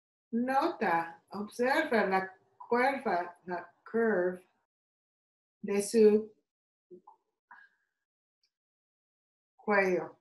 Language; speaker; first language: Spanish; non-native, learner; English